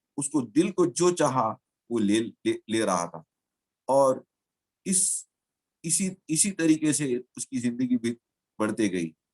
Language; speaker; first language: Hindi; non-native, local second language; Telugu